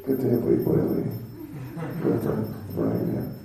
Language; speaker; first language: Russian; non-native, learner; English